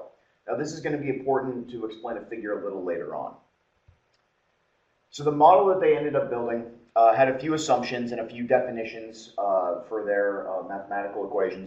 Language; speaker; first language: English; native; English